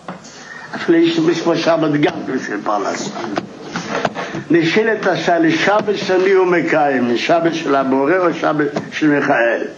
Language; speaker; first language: Hebrew; non-native, fluent; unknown